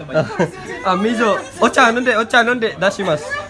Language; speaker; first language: Japanese; non-native, learner; Cebuano